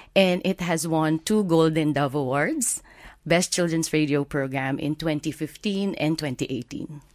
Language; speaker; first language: English; non-native, local second language; Filipino